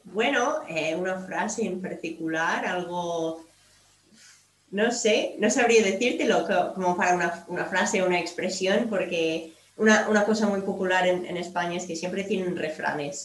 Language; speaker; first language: Spanish; non-native, fluent; English